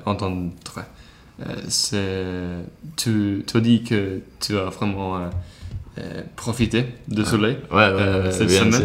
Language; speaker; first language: French; non-native, learner; Swedish